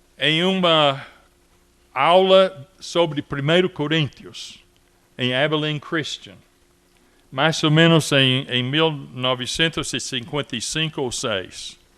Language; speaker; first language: Portuguese; non-native, fluent; English